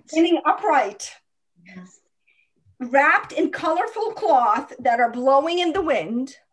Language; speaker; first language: English; non-native, fluent; Croatian